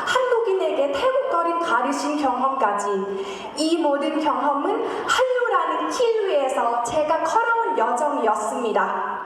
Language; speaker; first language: Korean; non-native, fluent; Thai